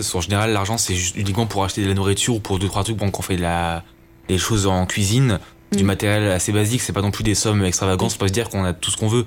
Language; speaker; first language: French; native; French